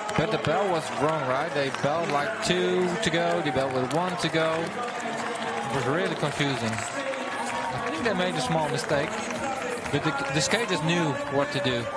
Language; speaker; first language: English; non-native, fluent; Dutch